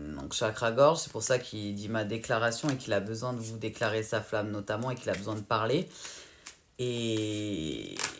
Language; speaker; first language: French; native; French